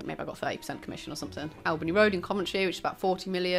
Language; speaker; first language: English; native; English